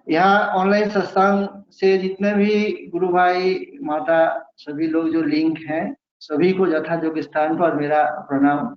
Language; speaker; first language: Hindi; non-native, local second language; Bangla